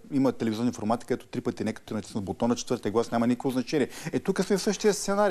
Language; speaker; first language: Bulgarian; native; Bulgarian